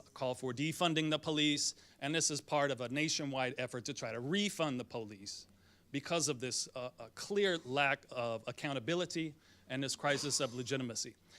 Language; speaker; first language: English; native; English